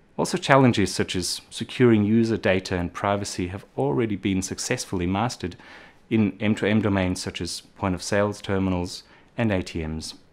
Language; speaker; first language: English; non-native, fluent; German